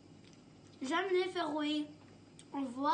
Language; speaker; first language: French; non-native, learner; Arabic